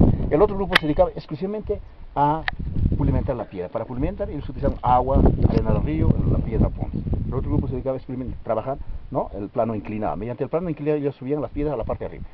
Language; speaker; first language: Spanish; native; Spanish